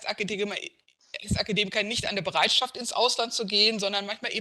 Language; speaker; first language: German; native; German